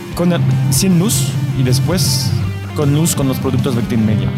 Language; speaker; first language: Spanish; non-native, fluent; French